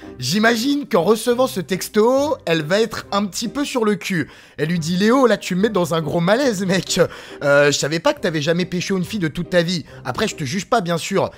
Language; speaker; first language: French; native; French